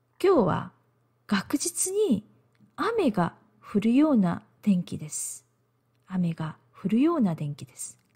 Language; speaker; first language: Japanese; non-native, fluent; Korean